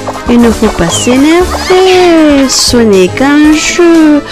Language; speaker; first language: French; native; French